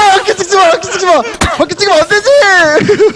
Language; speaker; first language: Korean; native; Korean